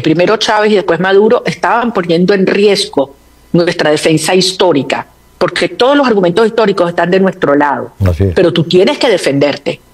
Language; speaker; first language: Spanish; native; Spanish